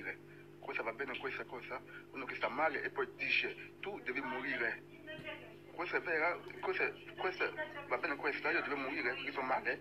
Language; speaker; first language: Italian; non-native, learner; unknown